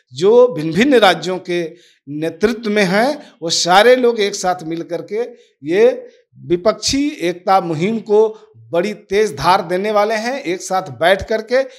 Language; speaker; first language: Hindi; native; Hindi